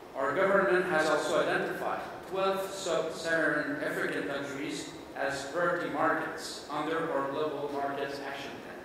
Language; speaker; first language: English; non-native, local second language; French